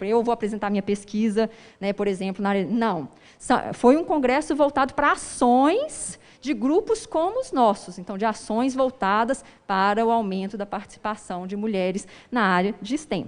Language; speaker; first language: Portuguese; native; Portuguese